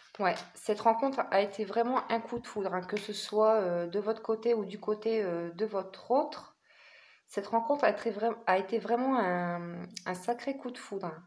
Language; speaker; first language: French; native; French